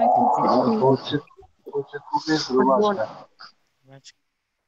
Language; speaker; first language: Russian; non-native, learner; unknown